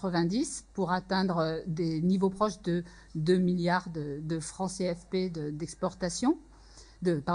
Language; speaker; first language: French; native; French